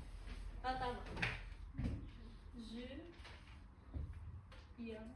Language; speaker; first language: French; non-native, learner; Filipino